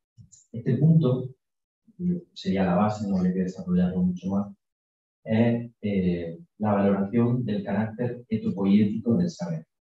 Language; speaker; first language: Spanish; native; Spanish